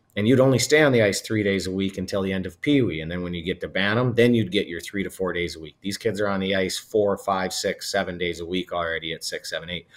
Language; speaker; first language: English; native; English